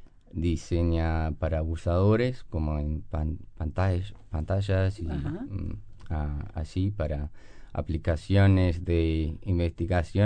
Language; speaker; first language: Spanish; non-native, learner; English